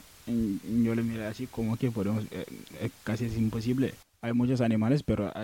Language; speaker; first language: Spanish; non-native, learner; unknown